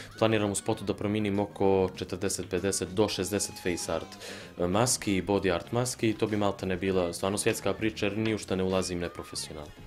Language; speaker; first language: Serbian; native; Serbian